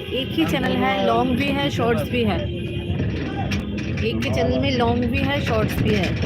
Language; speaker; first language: Hindi; non-native, local second language; Bangla